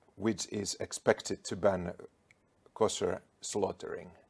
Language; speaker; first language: English; non-native, fluent; Finnish